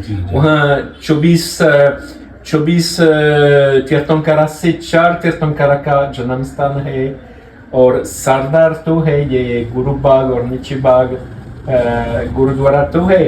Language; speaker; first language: Hindi; non-native, learner; French